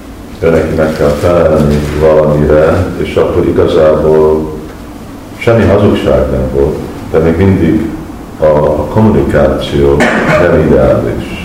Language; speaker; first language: Hungarian; early bilingual, heritage; Hungarian